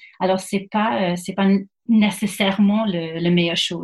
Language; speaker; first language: French; non-native, fluent; English